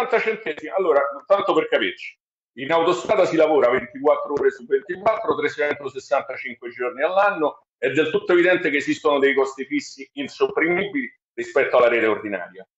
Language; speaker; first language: Italian; native; Italian